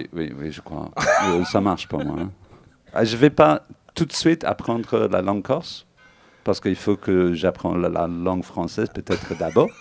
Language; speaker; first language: French; non-native, fluent; English